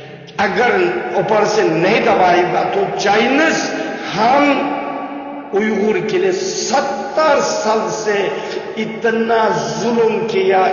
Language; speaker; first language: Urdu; non-native, learner; Uyghur